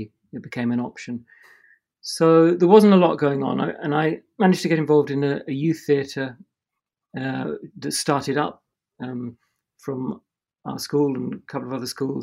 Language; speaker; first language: English; native; English